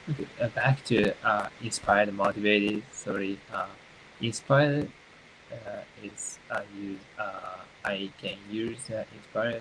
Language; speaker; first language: English; non-native, learner; Japanese